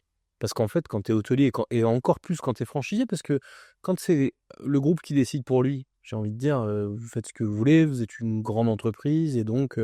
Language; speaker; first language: French; native; French